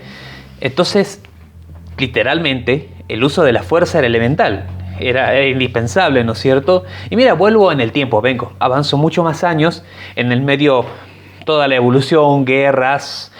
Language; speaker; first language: Spanish; native; Spanish